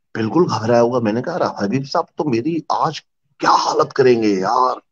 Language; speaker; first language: Hindi; native; Hindi